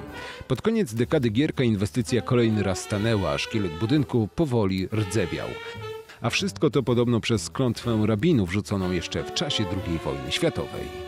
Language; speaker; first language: Polish; native; Polish